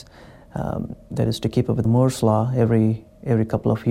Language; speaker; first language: English; non-native, local second language; Tamil